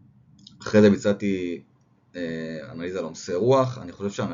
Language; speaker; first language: Hebrew; native; Hebrew